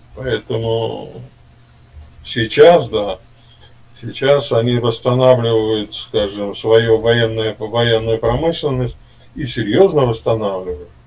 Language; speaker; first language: Russian; native; Russian